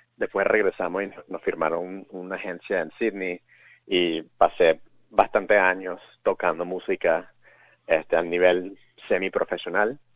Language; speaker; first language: Spanish; early bilingual, heritage; Spanish